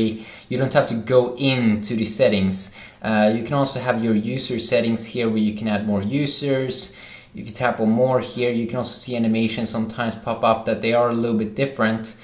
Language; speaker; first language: English; non-native, fluent; Swedish